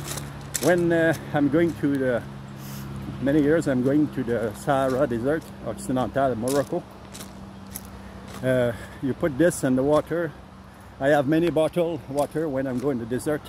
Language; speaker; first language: English; non-native, learner; French